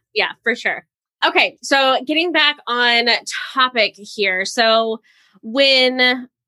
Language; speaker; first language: English; native; English